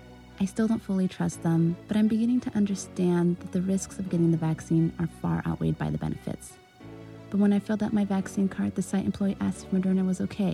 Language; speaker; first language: English; native; English